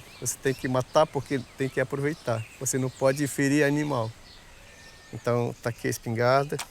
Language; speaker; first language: Portuguese; non-native, local second language; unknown